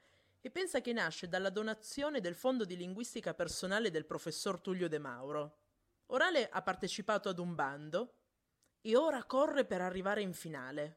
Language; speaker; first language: Italian; native; Italian